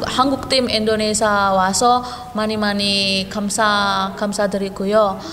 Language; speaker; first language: Korean; non-native, learner; Indonesian